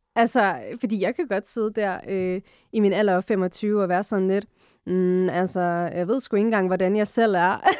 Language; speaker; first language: Danish; early bilingual, other home language; Arabic